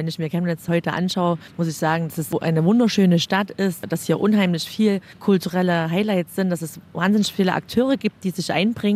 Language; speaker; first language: German; native; German